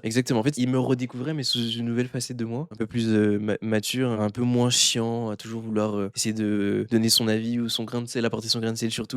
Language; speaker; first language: French; native; French